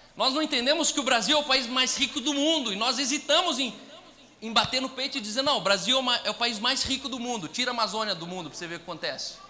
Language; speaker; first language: Portuguese; native; Portuguese